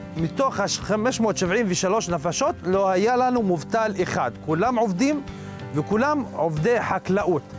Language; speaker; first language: Hebrew; non-native, local second language; Arabic